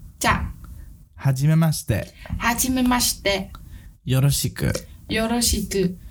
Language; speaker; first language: Japanese; non-native, learner; Vietnamese